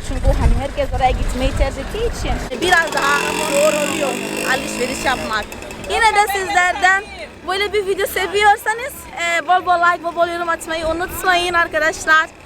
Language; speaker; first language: Turkish; non-native, fluent; Portuguese